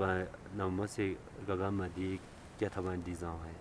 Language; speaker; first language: French; non-native, learner; Sherpa